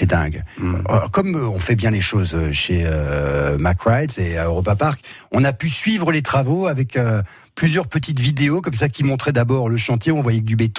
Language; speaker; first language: French; native; French